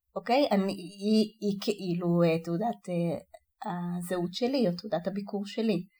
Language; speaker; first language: Hebrew; native; Hebrew